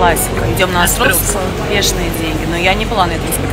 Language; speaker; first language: Russian; native; Russian